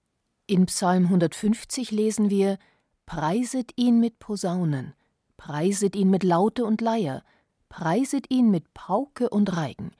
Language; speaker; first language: German; native; German